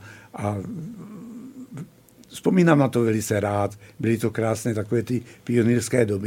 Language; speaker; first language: Czech; native; Czech